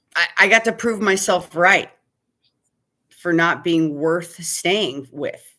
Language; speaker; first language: English; native; English